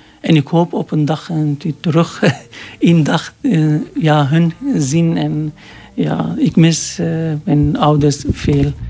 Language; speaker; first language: Dutch; non-native, learner; Arabic